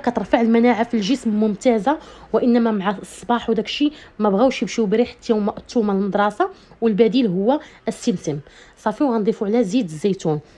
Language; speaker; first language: Arabic; native; Arabic